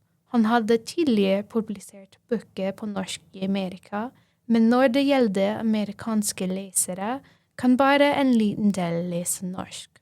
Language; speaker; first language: Norwegian; non-native, fluent; English